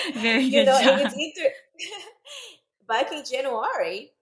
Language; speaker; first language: English; non-native, fluent; Spanish